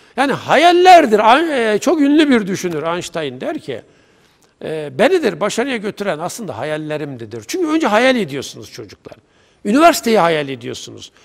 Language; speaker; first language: Turkish; native; Turkish